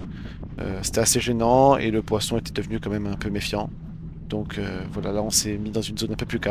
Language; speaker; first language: French; native; French